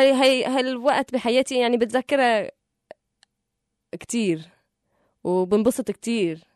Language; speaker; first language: Arabic; native; Arabic